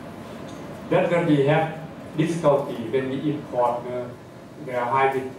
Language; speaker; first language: English; non-native, fluent; Thai